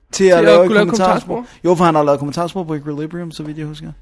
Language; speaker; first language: Danish; native; Danish